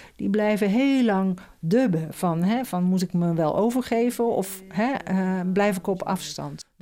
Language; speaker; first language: Dutch; native; Dutch